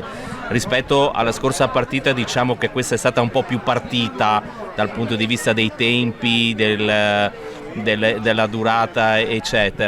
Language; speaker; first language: Italian; native; Italian